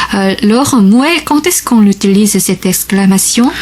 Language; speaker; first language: French; non-native, fluent; Korean